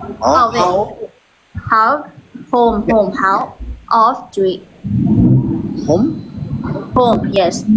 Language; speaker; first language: English; non-native, learner; Thai